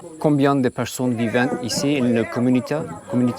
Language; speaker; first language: French; non-native, learner; Turkish